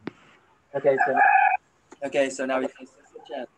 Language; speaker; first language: English; non-native, fluent; Vietnamese